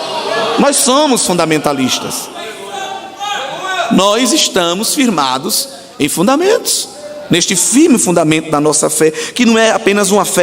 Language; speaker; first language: Portuguese; native; Portuguese